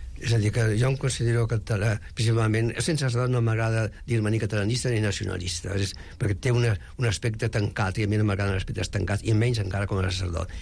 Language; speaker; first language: Catalan; non-native, local second language; Spanish